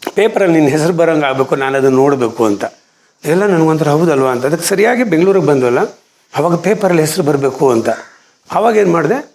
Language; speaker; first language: Kannada; non-native, local second language; Konkani